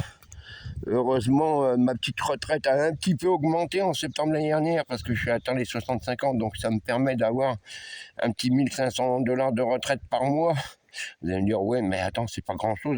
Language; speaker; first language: French; native; French